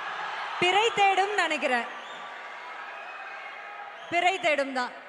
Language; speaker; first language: Tamil; native; Tamil